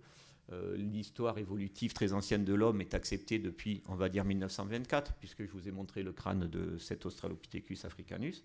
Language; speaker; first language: French; native; French